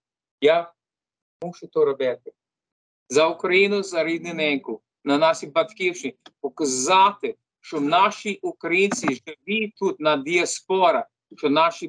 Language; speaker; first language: Ukrainian; early bilingual, heritage; Ukrainian